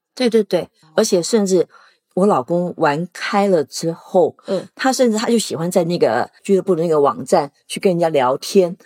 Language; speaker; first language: Chinese; native; Chinese